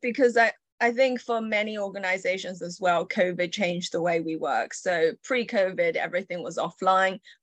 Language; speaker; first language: English; early bilingual, other home language; Chinese